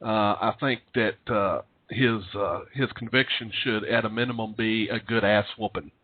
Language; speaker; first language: English; native; English